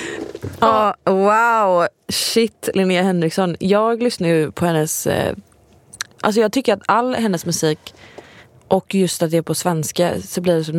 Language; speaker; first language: Swedish; native; Swedish